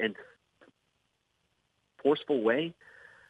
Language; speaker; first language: English; native; English